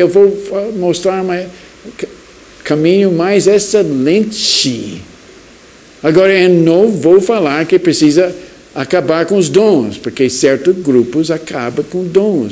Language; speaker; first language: Portuguese; non-native, fluent; English